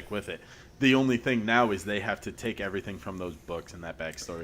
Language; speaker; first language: English; native; English